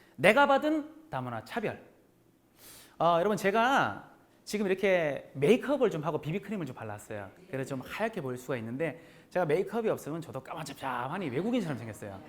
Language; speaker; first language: Korean; native; Korean